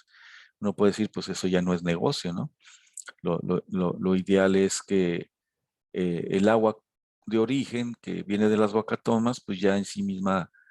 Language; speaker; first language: Spanish; native; Spanish